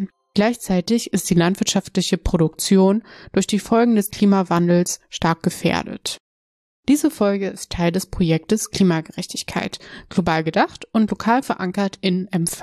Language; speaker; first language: German; native; German